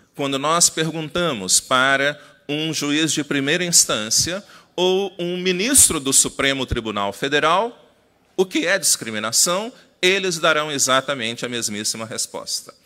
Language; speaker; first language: Portuguese; native; Portuguese